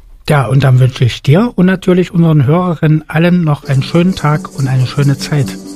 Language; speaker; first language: German; native; German